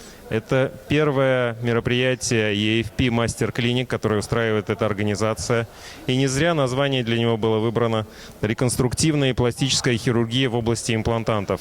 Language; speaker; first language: Russian; native; Russian